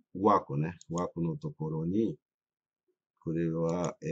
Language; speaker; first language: Japanese; non-native, fluent; Portuguese